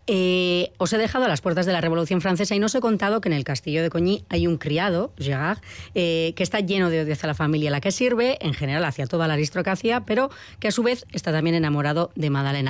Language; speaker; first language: Spanish; native; Spanish